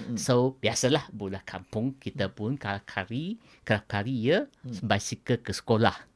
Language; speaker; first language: Malay; non-native, local second language; Chinese